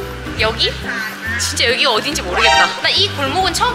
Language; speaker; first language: Korean; native; Korean